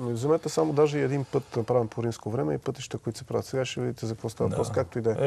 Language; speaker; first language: Bulgarian; native; Bulgarian